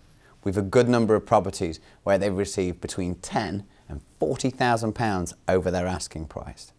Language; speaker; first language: English; native; English